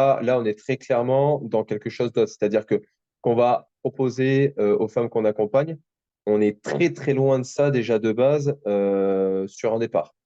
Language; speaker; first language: French; native; French